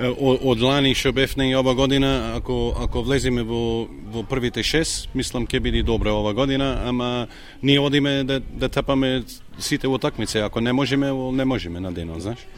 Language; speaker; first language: Macedonian; early bilingual, heritage; Macedonian